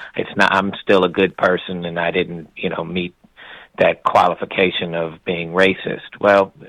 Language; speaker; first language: English; native; English